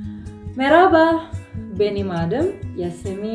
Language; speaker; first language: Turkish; non-native, fluent; Indonesian